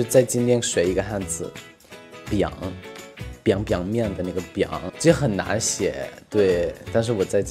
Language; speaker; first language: Chinese; non-native, fluent; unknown